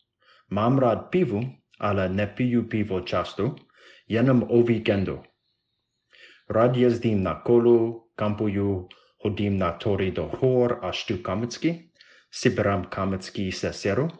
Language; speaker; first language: Czech; non-native, learner; English